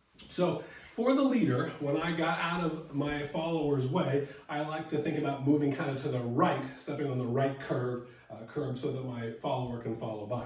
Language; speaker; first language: English; native; English